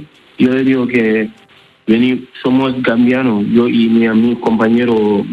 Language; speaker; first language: Spanish; non-native, learner; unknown